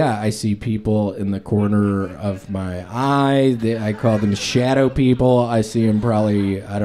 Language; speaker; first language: English; native; English